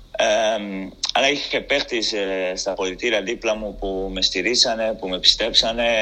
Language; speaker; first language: Greek; non-native, fluent; Portuguese